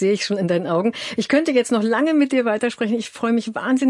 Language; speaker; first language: German; native; German